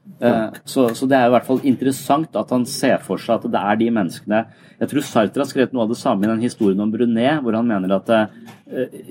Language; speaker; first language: Norwegian; native; Norwegian